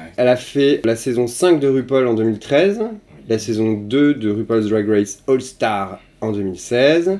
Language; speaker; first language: French; native; French